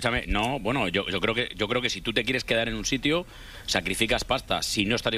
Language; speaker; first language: Spanish; native; Spanish